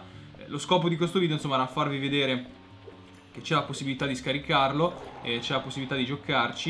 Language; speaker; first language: Italian; native; Italian